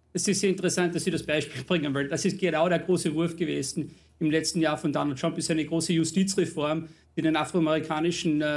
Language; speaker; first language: German; non-native, fluent; English